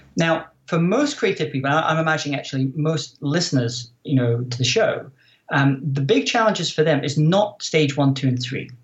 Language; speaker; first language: English; native; English